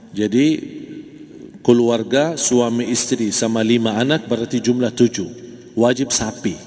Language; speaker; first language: Malay; non-native, fluent; Arabic